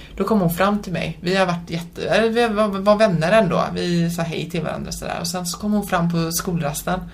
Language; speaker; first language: Swedish; native; Swedish